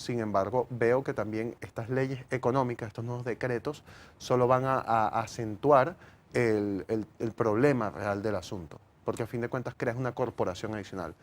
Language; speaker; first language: Spanish; native; Spanish